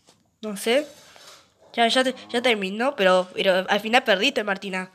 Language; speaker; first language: Spanish; native; Spanish